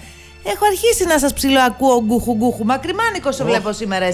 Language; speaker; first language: Greek; native; Greek